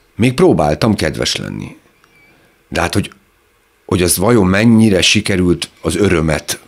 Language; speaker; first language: Hungarian; native; Hungarian